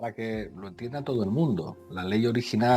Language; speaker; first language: Spanish; native; Spanish